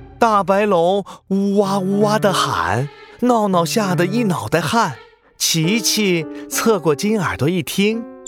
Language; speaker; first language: Chinese; native; Chinese